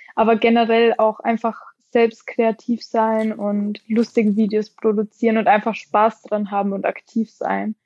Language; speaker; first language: German; native; German